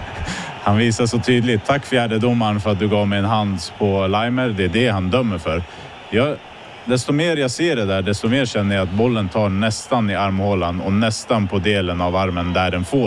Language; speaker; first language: Swedish; native; Swedish